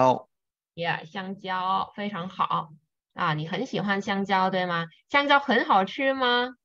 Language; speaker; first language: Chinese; non-native, fluent; Vietnamese